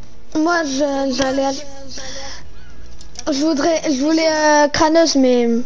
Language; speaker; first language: French; native; French